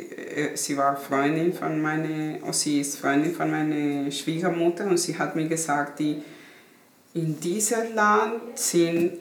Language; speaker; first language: German; non-native, learner; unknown